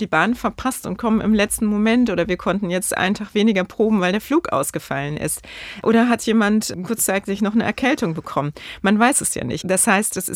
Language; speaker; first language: German; native; German